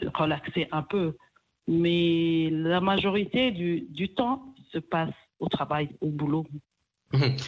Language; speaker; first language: French; non-native, local second language; Kinyarwanda